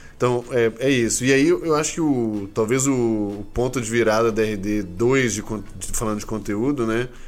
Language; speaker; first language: Portuguese; native; Portuguese